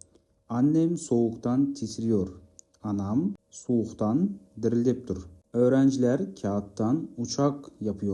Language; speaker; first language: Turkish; non-native, fluent; Kazakh